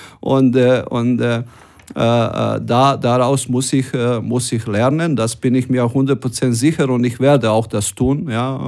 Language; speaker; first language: German; non-native, fluent; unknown